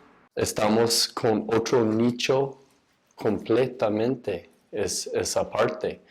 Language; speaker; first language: Spanish; non-native, fluent; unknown